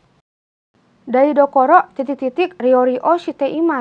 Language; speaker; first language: Japanese; non-native, fluent; Indonesian